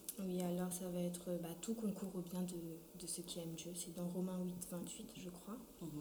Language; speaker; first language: French; early bilingual, other home language; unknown